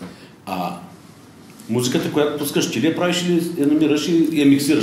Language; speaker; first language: Bulgarian; native; Bulgarian